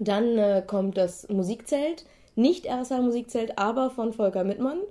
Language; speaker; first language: German; native; German